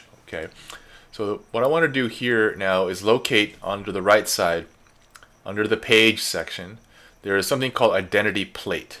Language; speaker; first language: English; native; English